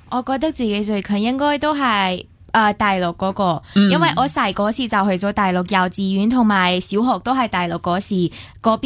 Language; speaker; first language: Cantonese; early bilingual, other home language; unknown